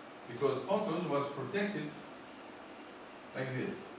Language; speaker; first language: English; non-native, fluent; Greek